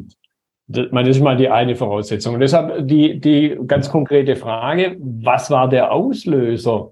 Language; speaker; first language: German; native; German